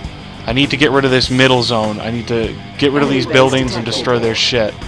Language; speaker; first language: English; native; English